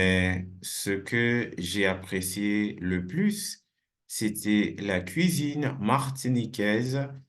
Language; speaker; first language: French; non-native, fluent; English